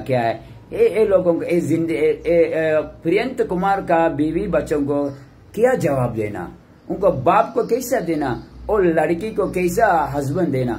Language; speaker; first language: Hindi; non-native, learner; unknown